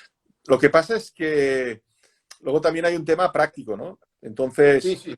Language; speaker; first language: Spanish; native; Spanish